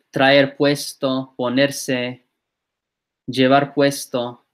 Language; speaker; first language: Spanish; non-native, fluent; English